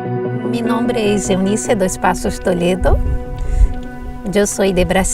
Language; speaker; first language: Spanish; non-native, learner; Portuguese